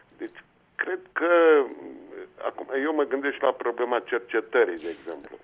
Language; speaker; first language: Romanian; native; Romanian